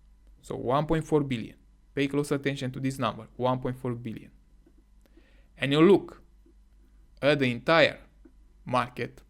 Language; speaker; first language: English; non-native, fluent; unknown